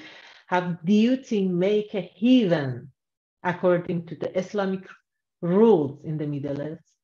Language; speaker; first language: English; non-native, learner; Persian